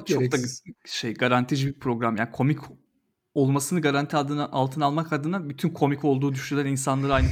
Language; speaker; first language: Turkish; native; Turkish